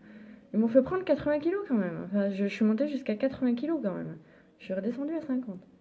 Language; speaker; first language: French; native; French